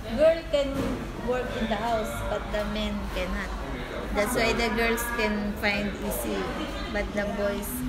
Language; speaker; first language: English; non-native, local second language; Filipino